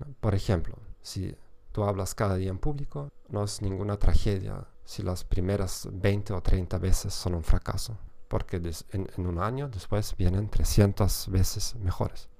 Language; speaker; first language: Spanish; non-native, fluent; German